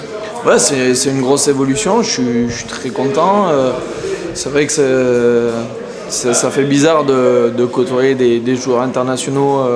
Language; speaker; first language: French; native; French